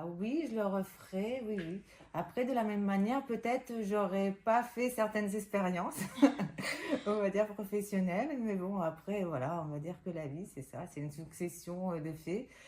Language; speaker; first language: French; non-native, fluent; Spanish